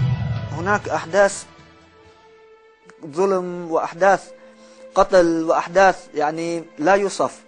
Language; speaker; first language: Arabic; non-native, fluent; Malay